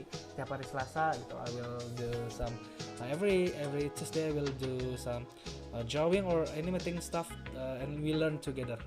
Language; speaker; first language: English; non-native, learner; Indonesian